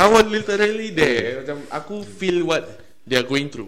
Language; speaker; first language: English; non-native, local second language; Malay